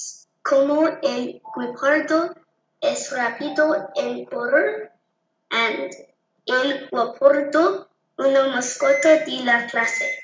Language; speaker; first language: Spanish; non-native, learner; English